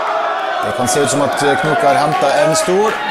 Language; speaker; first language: Norwegian; native; Norwegian